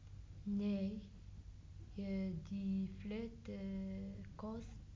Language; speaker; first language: Dutch; non-native, learner; Arabic